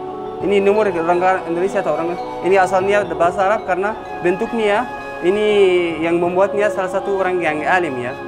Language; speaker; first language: Indonesian; non-native, learner; Arabic